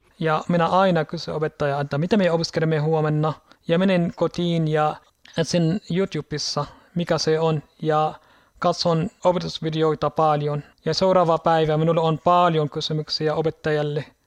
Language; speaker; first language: Finnish; non-native, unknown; Arabic